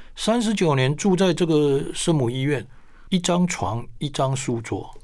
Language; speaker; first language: Chinese; native; Chinese